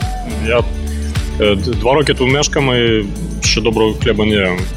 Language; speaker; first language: Polish; non-native, learner; Ukrainian